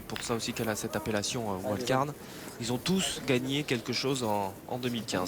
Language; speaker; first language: French; native; French